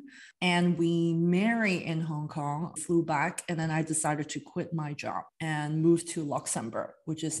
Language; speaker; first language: English; non-native, local second language; Cantonese